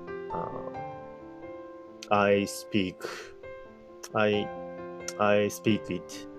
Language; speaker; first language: English; non-native, learner; Japanese